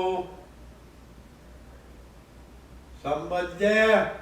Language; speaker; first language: English; non-native, learner; French